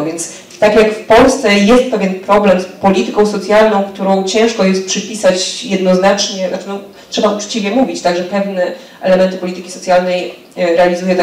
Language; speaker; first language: Polish; native; Polish